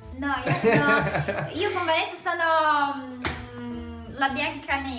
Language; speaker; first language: Italian; native; Italian